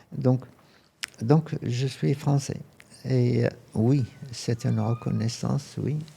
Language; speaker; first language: French; non-native, fluent; Arabic